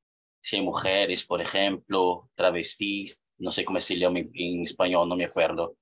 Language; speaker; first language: Spanish; non-native, fluent; Portuguese